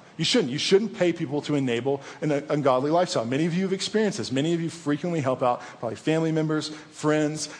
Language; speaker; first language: English; native; English